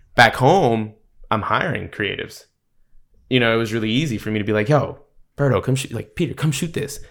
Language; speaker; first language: English; native; English